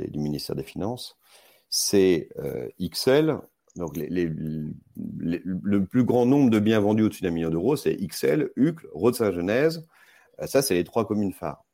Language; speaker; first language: French; native; French